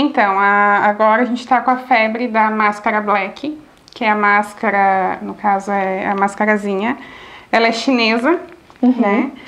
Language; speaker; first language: Portuguese; native; Portuguese